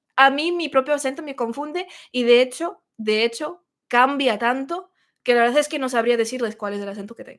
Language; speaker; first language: Spanish; non-native, fluent; Russian